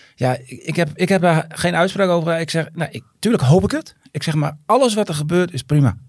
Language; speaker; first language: Dutch; native; Dutch